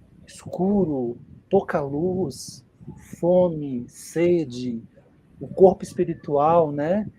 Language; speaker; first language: Portuguese; native; Portuguese